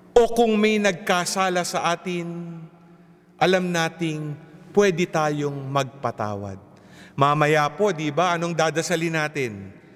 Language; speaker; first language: Filipino; native; Filipino